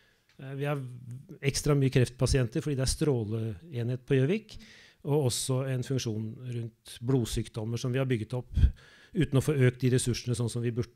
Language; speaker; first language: Norwegian; native; Norwegian